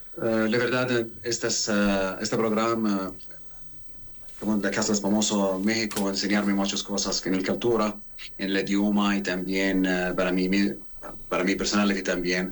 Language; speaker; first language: Spanish; non-native, learner; Arabic